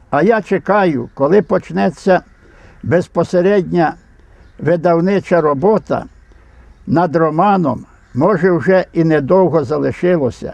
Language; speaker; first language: Ukrainian; native; Ukrainian